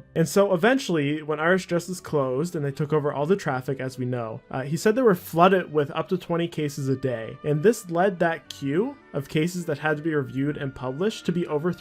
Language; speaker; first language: English; native; English